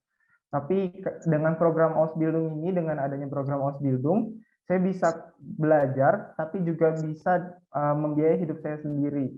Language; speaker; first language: Indonesian; native; Indonesian